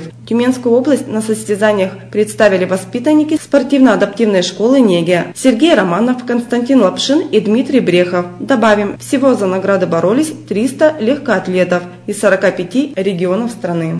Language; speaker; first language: Russian; native; Russian